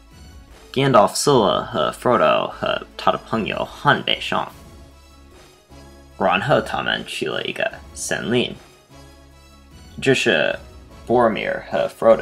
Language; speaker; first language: Chinese; non-native, learner; English